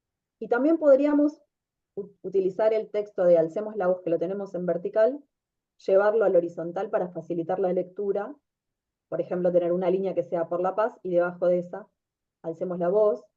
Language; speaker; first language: Spanish; native; Spanish